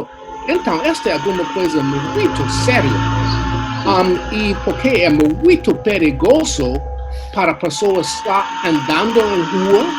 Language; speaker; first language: Portuguese; non-native, learner; English